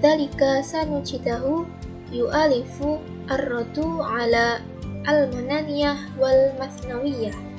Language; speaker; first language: Arabic; non-native, learner; Indonesian